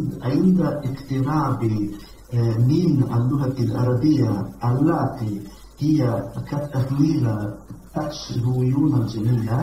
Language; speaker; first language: Arabic; non-native, learner; Italian